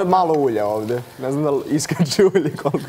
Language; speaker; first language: Serbian; native; Serbian